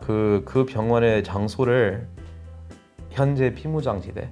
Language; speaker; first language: Korean; non-native, fluent; English